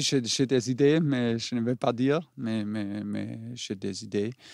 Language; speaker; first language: French; non-native, learner; German